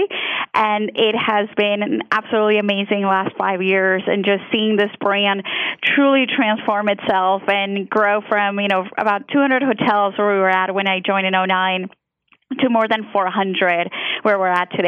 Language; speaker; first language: English; non-native, fluent; Spanish